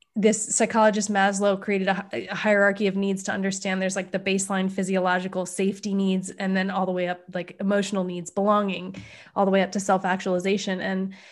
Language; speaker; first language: English; native; English